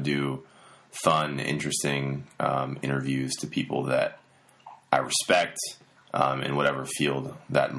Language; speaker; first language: English; native; English